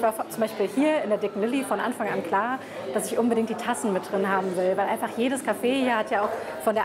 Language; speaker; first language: German; native; German